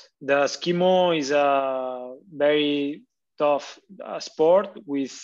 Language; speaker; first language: English; non-native, learner; Catalan